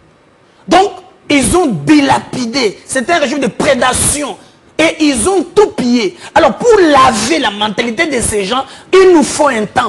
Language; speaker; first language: French; non-native, local second language; Lingala